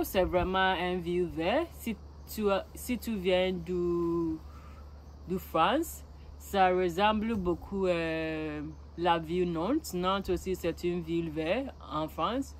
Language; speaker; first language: French; non-native, learner; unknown